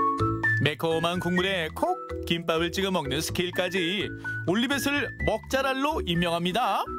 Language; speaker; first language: Korean; native; Korean